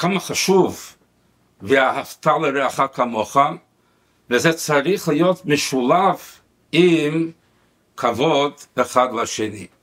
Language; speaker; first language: Hebrew; non-native, fluent; Spanish